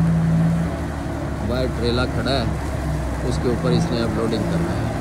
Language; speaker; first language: Urdu; non-native, local second language; Punjabi